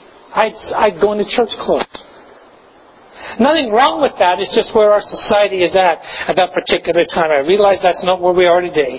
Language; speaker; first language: English; native; English